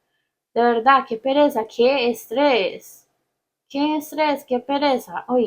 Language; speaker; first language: Spanish; early bilingual, heritage; Spanish